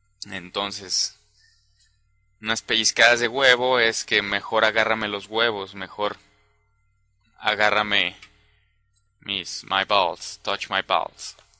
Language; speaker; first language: Spanish; native; Spanish